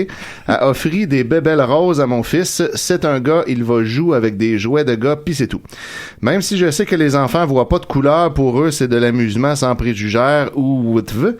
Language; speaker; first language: French; native; French